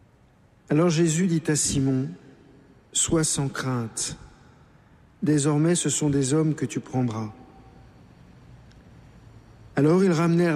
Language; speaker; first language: French; native; French